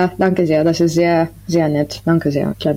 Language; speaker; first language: German; non-native, learner; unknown